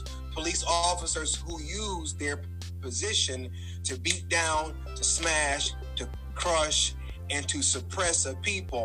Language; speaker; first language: English; native; English